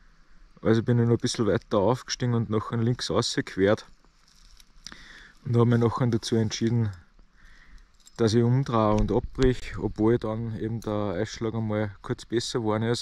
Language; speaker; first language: German; native; German